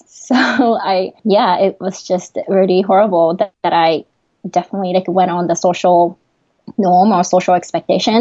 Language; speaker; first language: English; non-native, fluent; Japanese